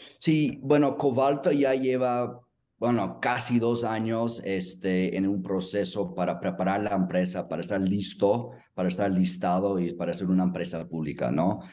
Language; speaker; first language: Spanish; non-native, fluent; English